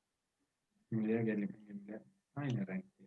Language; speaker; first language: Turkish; non-native, learner; Spanish